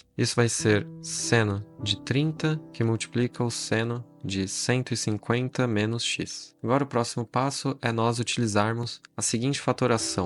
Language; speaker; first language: Portuguese; native; Portuguese